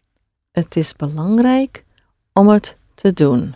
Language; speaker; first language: Dutch; non-native, fluent; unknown